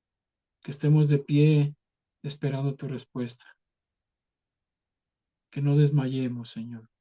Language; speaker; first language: Spanish; native; Spanish